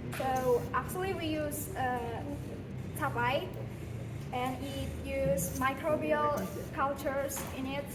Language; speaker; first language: English; non-native, learner; Indonesian